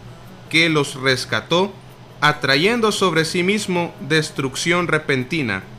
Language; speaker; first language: Spanish; native; Spanish